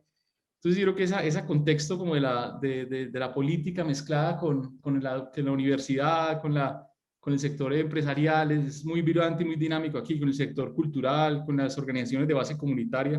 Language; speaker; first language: Spanish; native; Spanish